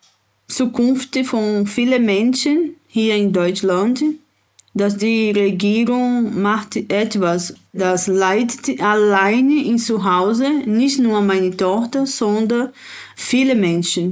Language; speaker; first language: German; non-native, learner; Portuguese